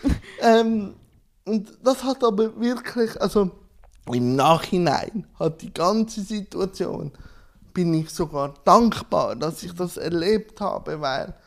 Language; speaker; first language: German; native; German